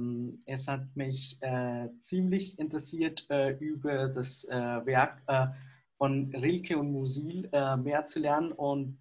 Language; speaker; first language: German; non-native, fluent; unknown